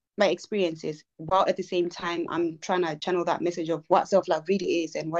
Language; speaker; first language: English; non-native, local second language; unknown